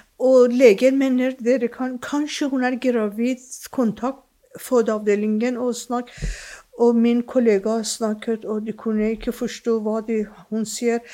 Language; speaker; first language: Norwegian; non-native, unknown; Persian